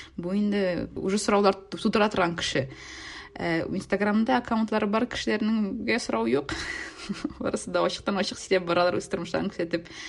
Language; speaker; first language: Tatar; native; Tatar